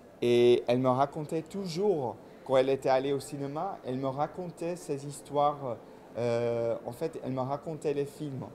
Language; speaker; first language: French; non-native, local second language; Dutch